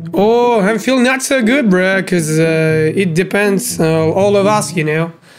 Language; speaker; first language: English; non-native, learner; Russian